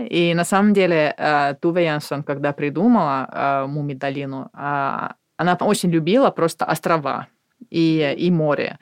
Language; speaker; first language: Russian; non-native, fluent; Finnish